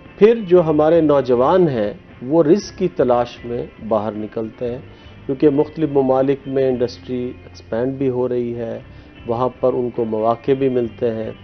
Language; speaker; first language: Urdu; non-native, local second language; Haryanvi